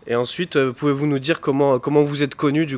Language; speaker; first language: French; native; French